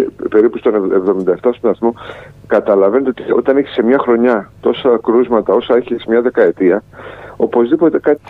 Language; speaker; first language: Greek; native; Greek